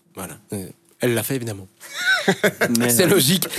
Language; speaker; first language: French; native; French